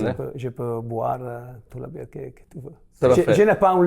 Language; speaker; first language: French; non-native, fluent; Italian